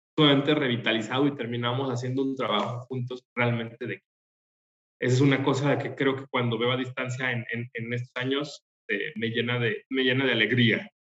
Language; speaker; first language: Spanish; native; Spanish